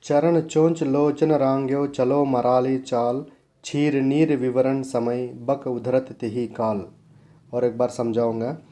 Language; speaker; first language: Hindi; non-native, local second language; Telugu